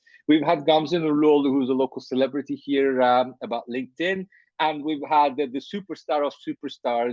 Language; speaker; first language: English; non-native, fluent; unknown